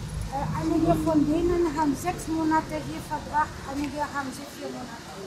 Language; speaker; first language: German; non-native, fluent; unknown